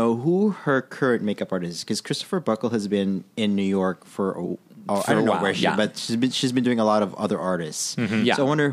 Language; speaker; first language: English; non-native, local second language; Filipino